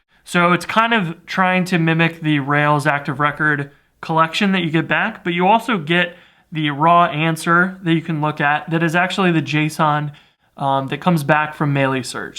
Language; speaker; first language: English; native; English